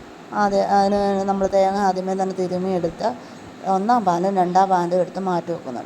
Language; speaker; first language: Malayalam; native; Malayalam